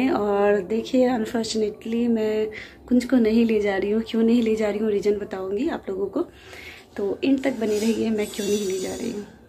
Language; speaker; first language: Hindi; native; Hindi